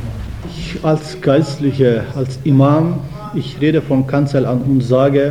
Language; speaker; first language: German; non-native, fluent; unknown